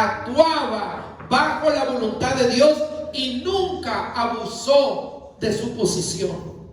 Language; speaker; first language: Spanish; native; Spanish